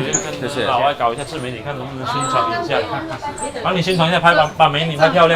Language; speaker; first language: Chinese; native; Chinese